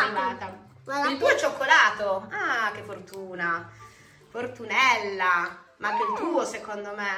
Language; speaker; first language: Italian; native; Italian